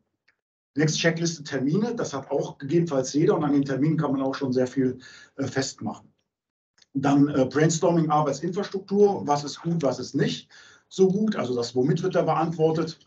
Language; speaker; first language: German; native; German